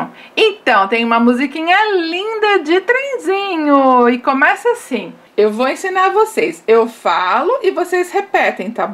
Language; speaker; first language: Portuguese; native; Portuguese